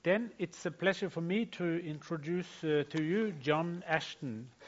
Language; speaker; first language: English; non-native, fluent; Norwegian